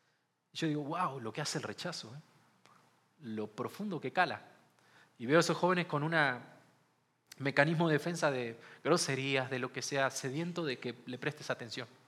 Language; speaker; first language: Spanish; native; Spanish